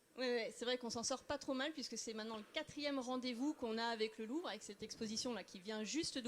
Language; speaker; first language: French; native; French